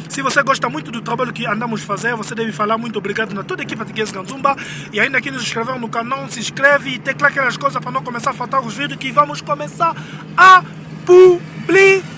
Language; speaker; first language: Portuguese; non-native, learner; Lingala